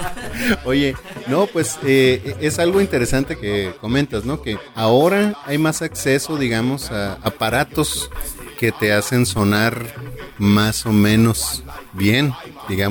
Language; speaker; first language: Spanish; native; Spanish